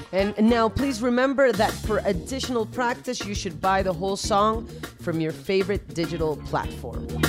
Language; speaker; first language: English; non-native, fluent; Spanish